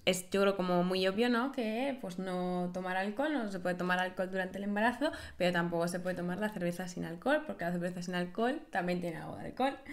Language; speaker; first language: Spanish; native; Spanish